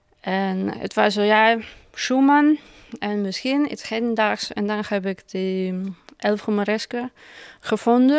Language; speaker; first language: Dutch; non-native, fluent; Russian